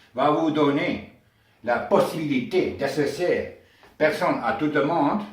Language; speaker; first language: French; non-native, learner; Spanish